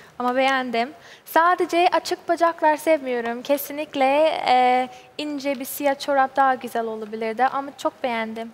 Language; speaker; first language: Turkish; non-native, learner; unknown